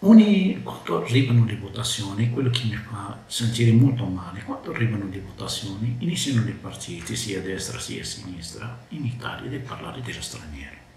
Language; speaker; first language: Italian; non-native, learner; Arabic